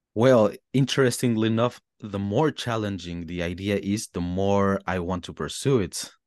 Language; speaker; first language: English; non-native, fluent; Spanish